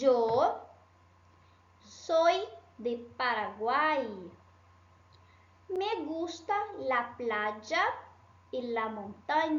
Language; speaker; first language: Spanish; non-native, fluent; Portuguese